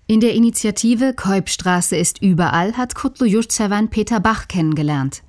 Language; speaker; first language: German; native; German